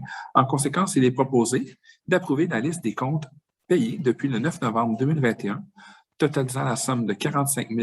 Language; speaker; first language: French; native; French